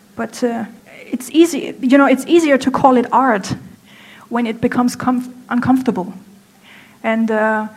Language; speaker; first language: English; non-native, fluent; German